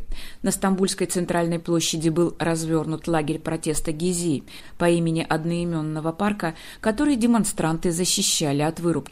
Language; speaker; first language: Russian; native; Russian